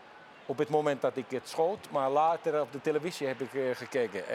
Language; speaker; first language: Dutch; non-native, fluent; Finnish